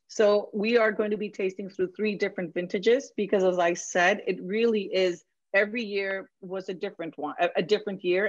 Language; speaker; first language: English; non-native, fluent; Spanish